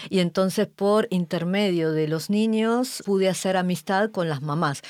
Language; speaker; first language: Spanish; native; Spanish